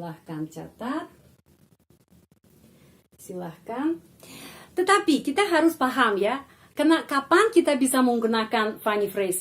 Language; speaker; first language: Indonesian; non-native, fluent; Russian